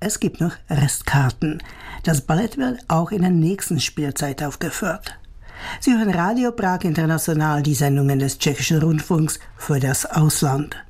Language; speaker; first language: German; native; German